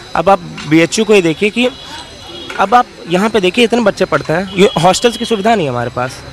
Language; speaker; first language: Hindi; native; Hindi